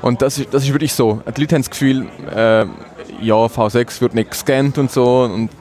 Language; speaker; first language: German; native; German